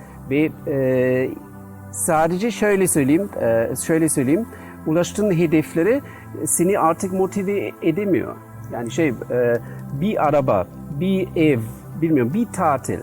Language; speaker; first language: Turkish; non-native, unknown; German